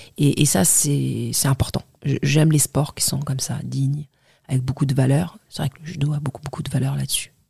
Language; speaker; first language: French; non-native, local second language; Arabic